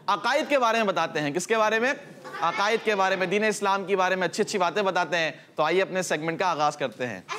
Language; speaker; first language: Urdu; native; Urdu